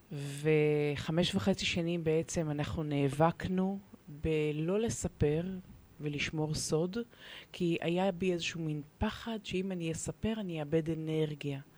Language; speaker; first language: Hebrew; native; Hebrew